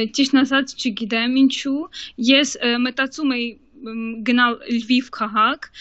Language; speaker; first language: Armenian; early bilingual, heritage; Armenian